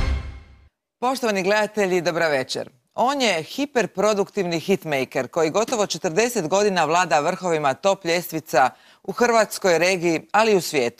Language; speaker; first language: Croatian; native; Croatian